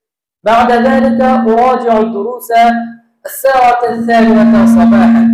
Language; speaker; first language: Arabic; non-native, learner; Bangla